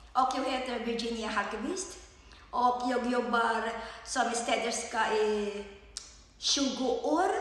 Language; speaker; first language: Swedish; non-native, learner; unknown